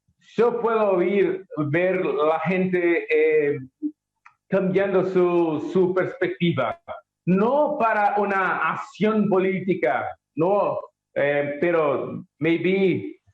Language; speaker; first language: Spanish; non-native, learner; Portuguese